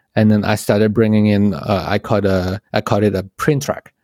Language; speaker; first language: English; non-native, local second language; Chinese